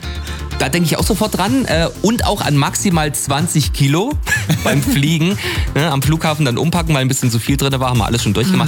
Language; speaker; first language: German; native; German